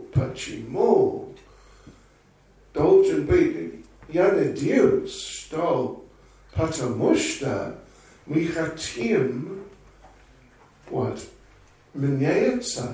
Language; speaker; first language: Russian; non-native, learner; English